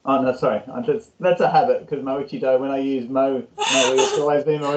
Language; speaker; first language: English; non-native, learner; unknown